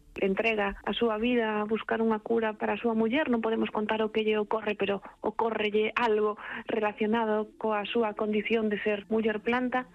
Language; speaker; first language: Galician; native; Galician